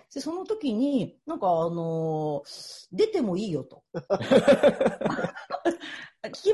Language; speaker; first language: Japanese; native; Japanese